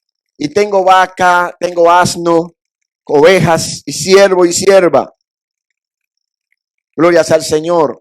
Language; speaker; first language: Spanish; native; Spanish